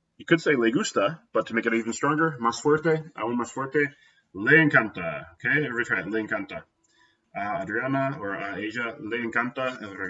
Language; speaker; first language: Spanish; non-native, fluent; English